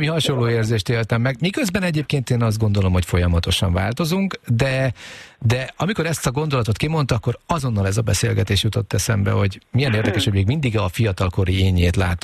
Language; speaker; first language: Hungarian; native; Hungarian